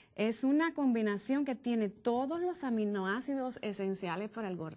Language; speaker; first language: Spanish; native; Spanish